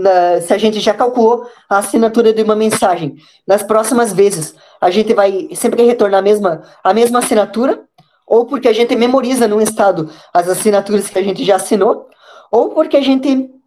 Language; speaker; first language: Portuguese; native; Portuguese